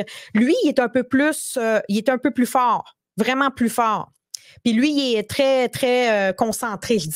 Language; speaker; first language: French; native; French